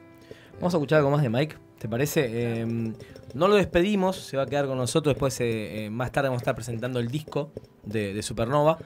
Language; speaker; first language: Spanish; native; Spanish